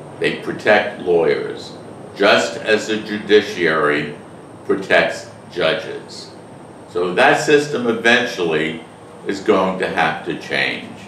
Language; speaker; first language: English; native; English